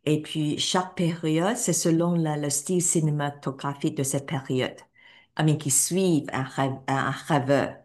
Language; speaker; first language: French; non-native, fluent; Cantonese